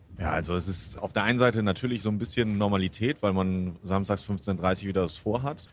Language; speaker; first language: German; native; German